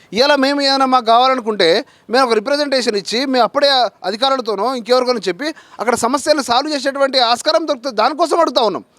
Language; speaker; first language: Telugu; non-native, local second language; Lambadi